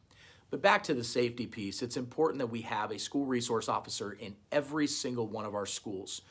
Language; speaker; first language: English; native; English